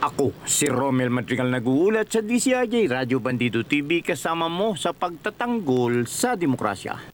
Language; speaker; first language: Filipino; native; Filipino